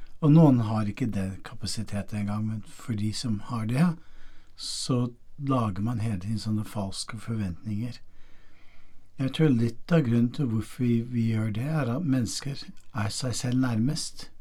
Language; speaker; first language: Norwegian; non-native, fluent; English